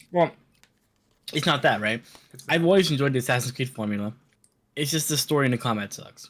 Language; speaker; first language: English; native; English